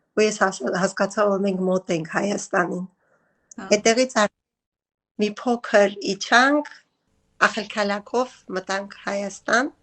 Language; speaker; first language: Armenian; native; Armenian